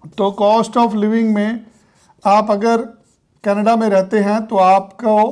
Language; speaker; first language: Hindi; non-native, local second language; Punjabi